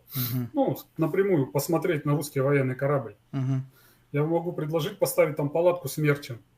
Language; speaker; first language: Russian; native; Russian